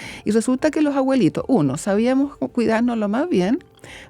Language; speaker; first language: Spanish; native; Spanish